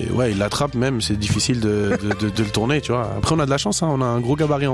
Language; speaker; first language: French; native; French